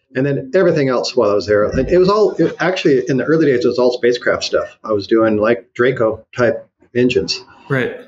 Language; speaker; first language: English; native; English